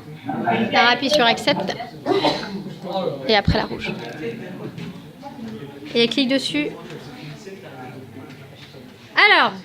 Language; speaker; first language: French; native; French